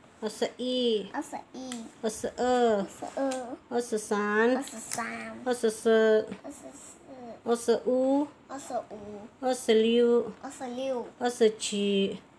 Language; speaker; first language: Chinese; non-native, learner; Malay